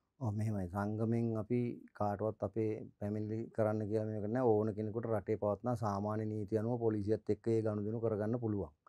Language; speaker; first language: Sinhala; native; Sinhala